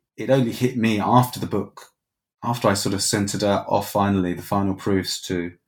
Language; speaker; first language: English; native; English